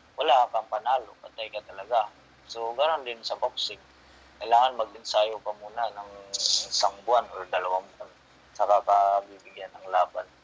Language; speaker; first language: Filipino; non-native, local second language; Cebuano